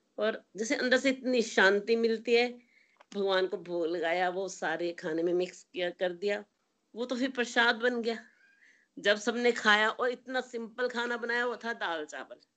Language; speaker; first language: Hindi; native; Hindi